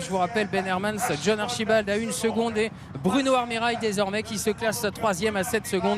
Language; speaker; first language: French; native; French